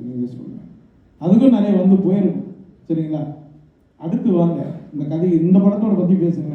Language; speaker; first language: Tamil; native; Tamil